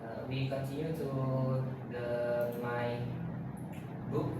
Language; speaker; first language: English; non-native, learner; Indonesian